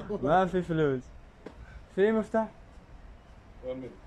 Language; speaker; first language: Arabic; non-native, learner; Tajik